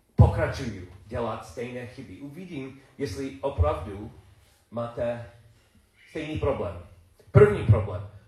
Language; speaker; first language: Czech; non-native, learner; English